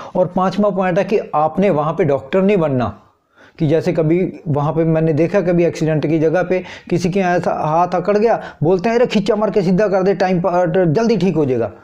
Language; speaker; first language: Hindi; non-native, local second language; Punjabi